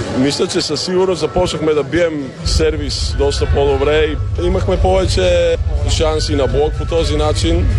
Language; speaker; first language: Bulgarian; native; Bulgarian